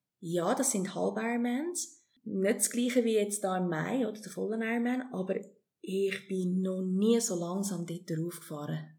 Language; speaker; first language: German; early bilingual, heritage; German